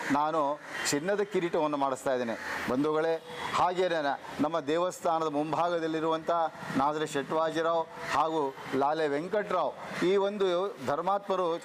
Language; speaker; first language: Kannada; non-native, local second language; Marathi